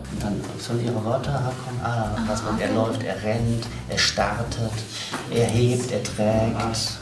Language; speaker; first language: German; native; German